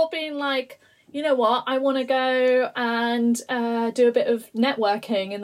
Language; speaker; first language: English; native; English